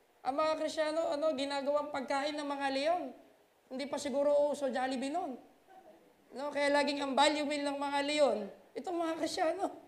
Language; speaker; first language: Filipino; native; Filipino